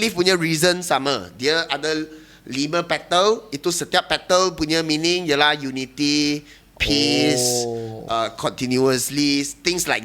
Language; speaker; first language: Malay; non-native, local second language; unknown